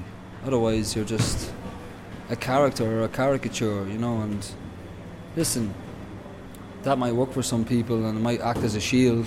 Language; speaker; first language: English; native; English